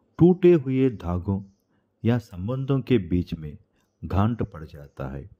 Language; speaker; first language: Hindi; non-native, local second language; Telugu